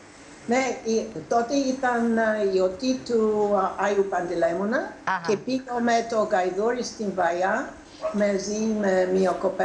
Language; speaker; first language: Greek; non-native, fluent; English